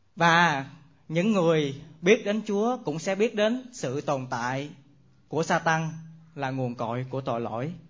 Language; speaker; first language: Vietnamese; native; Vietnamese